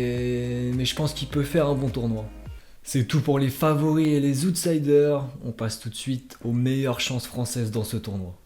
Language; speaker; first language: French; native; French